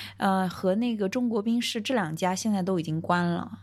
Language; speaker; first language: Chinese; native; Chinese